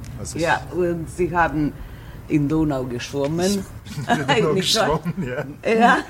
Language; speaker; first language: German; non-native, local second language; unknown